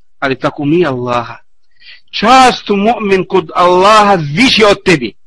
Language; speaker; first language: Bosnian; non-native, learner; Arabic